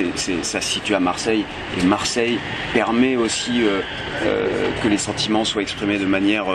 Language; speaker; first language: French; native; French